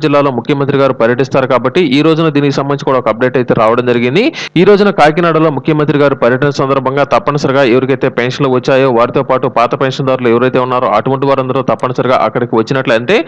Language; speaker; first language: Telugu; native; Telugu